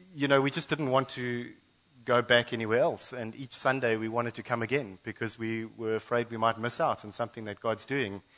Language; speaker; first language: English; native; English